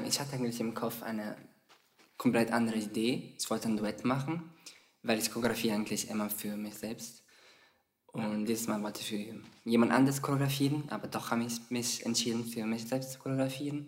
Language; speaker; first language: German; non-native, fluent; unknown